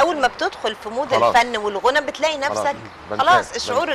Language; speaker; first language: Arabic; native; Arabic